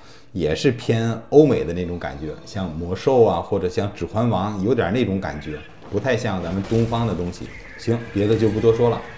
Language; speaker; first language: Chinese; native; Chinese